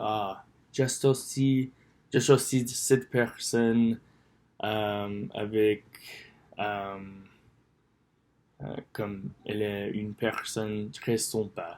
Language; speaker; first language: French; non-native, learner; English